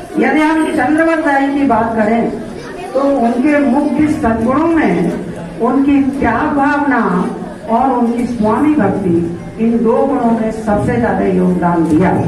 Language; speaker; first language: Hindi; native; Hindi